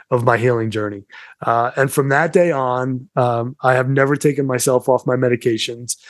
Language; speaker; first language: English; native; English